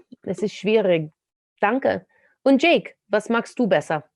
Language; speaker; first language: German; non-native, fluent; English